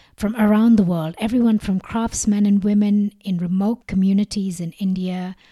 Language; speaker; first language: English; non-native, local second language; Malayalam